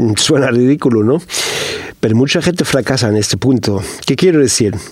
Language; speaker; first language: Spanish; non-native, fluent; German